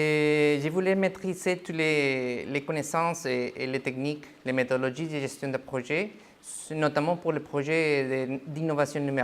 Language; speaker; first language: French; non-native, fluent; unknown